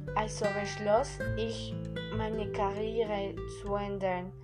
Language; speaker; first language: German; non-native, fluent; Spanish